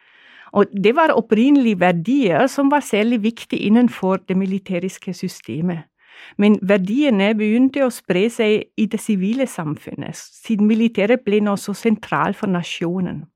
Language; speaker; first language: Norwegian; non-native, fluent; German